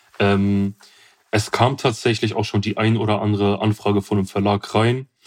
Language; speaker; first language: German; early bilingual, other home language; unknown